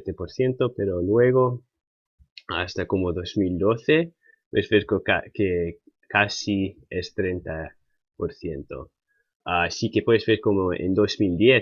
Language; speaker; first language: Spanish; non-native, fluent; English